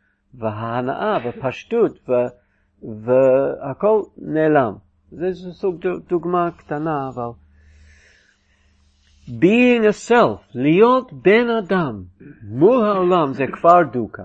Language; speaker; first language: Hebrew; non-native, fluent; English